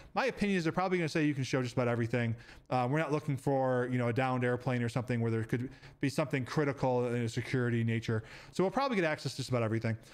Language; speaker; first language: English; native; English